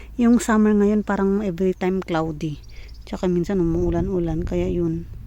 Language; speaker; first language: Filipino; non-native, local second language; Cebuano